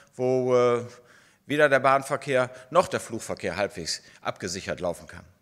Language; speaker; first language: German; native; German